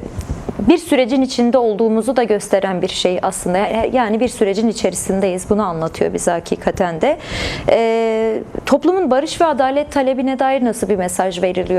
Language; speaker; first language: Turkish; native; Turkish